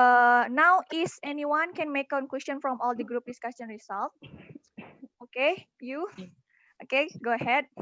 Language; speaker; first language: English; non-native, learner; Indonesian